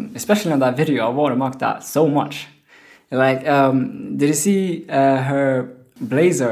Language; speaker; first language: English; native; English